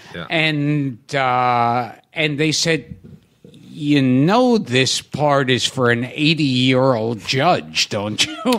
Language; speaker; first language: English; native; English